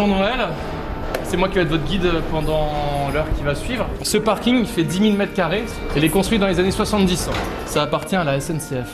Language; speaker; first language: French; native; French